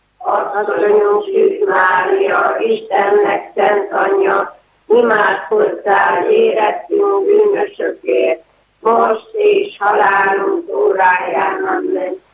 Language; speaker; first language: Hungarian; native; Hungarian